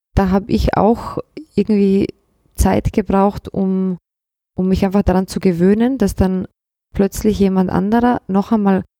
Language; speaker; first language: German; early bilingual, other home language; Bosnian